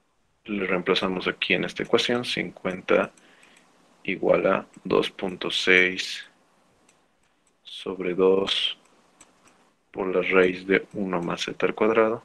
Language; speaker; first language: Spanish; native; Spanish